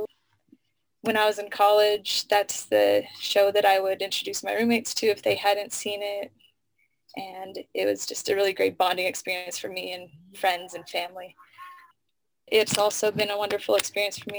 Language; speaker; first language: English; native; English